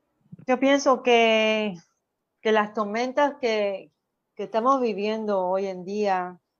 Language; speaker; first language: Spanish; early bilingual, other home language; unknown